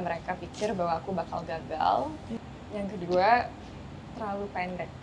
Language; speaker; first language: Indonesian; non-native, fluent; English